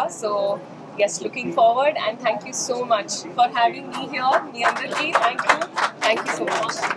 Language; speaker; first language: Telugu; non-native, fluent; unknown